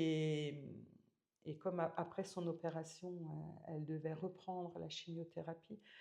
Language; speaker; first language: French; native; French